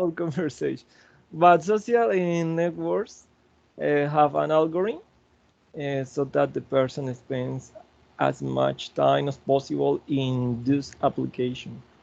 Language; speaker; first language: English; non-native, learner; Spanish